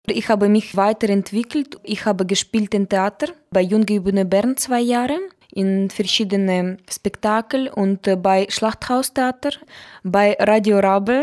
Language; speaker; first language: German; non-native, learner; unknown